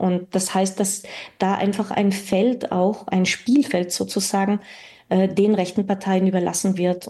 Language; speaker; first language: German; native; German